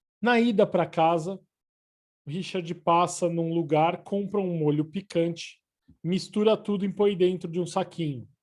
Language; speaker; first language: Portuguese; native; Portuguese